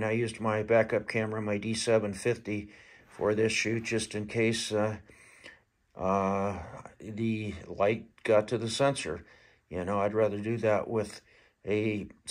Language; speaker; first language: English; native; English